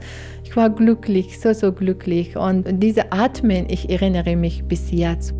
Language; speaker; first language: German; non-native, learner; Persian